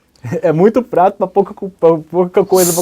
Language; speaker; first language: Portuguese; native; Portuguese